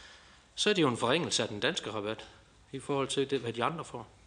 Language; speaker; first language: Danish; native; Danish